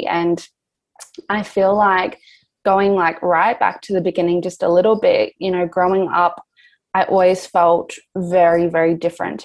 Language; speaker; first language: English; native; English